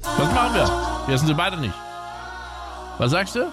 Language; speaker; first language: German; native; German